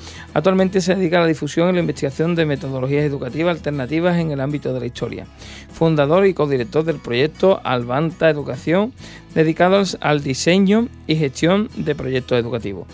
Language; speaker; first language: Spanish; native; Spanish